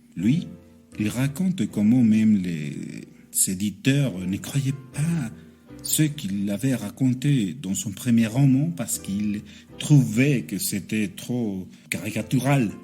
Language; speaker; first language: French; non-native, fluent; Spanish